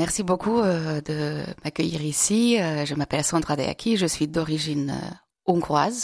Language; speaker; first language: French; non-native, fluent; Hungarian